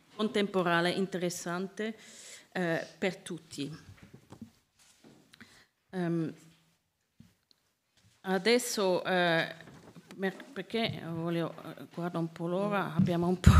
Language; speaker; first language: Italian; non-native, learner; Swiss German